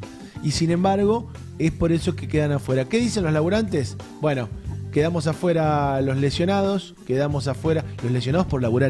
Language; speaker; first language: Spanish; native; Spanish